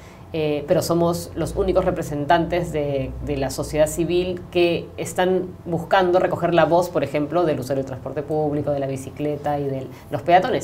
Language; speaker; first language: Spanish; native; Spanish